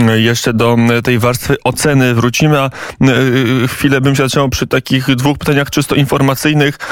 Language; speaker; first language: Polish; native; Polish